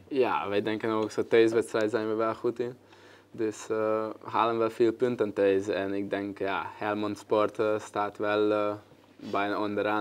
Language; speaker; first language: Dutch; non-native, learner; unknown